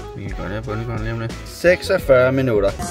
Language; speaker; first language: Danish; native; Danish